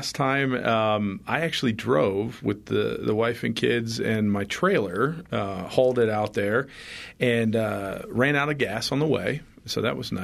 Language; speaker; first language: English; native; English